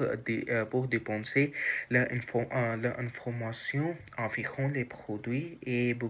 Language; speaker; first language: French; non-native, learner; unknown